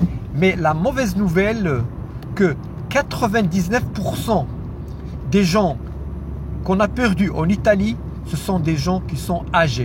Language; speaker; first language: French; non-native, fluent; Arabic